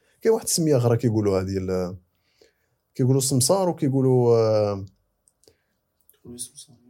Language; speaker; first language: Dutch; early bilingual, other home language; Arabic